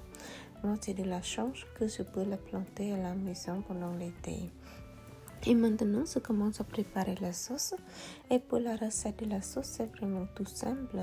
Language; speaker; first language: French; non-native, fluent; Khmer